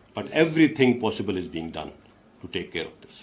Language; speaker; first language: English; non-native, local second language; Urdu